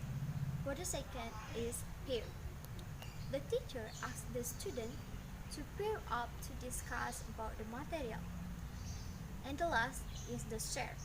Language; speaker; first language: English; non-native, learner; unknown